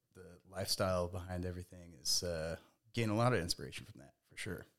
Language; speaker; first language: English; native; English